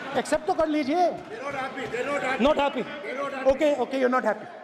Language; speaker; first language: English; non-native, local second language; Hindi